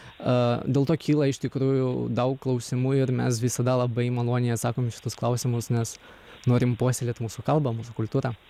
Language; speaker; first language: Lithuanian; non-native, local second language; Polish